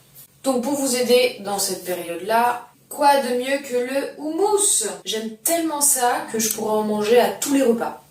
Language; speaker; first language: French; native; French